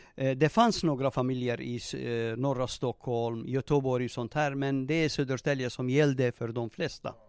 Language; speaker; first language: Swedish; non-native, fluent; Turoyo